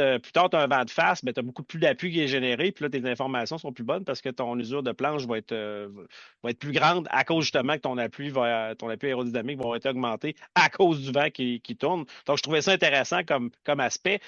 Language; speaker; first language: French; native; French